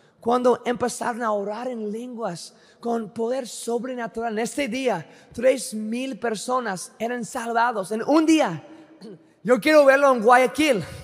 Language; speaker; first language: Spanish; non-native, fluent; English